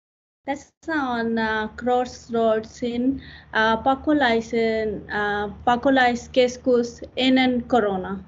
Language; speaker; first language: Finnish; non-native, learner; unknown